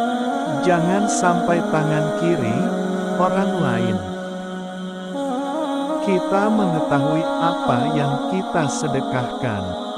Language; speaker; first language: Indonesian; native; Indonesian